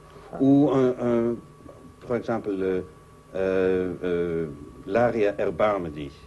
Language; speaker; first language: French; non-native, fluent; English